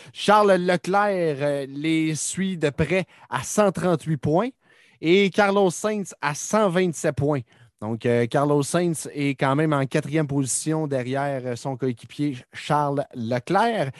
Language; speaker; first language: French; native; French